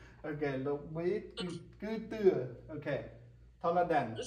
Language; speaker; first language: English; non-native, learner; Khmer